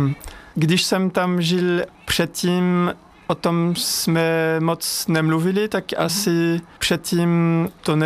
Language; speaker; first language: Czech; non-native, fluent; French